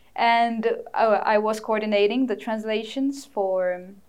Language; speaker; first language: English; non-native, fluent; Portuguese